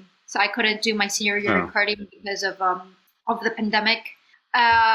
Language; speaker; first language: English; non-native, local second language; Filipino